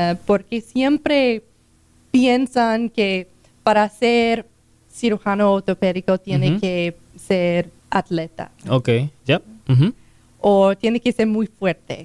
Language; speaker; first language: Spanish; non-native, learner; English